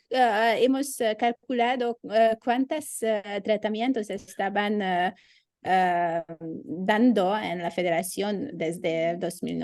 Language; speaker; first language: Spanish; non-native, fluent; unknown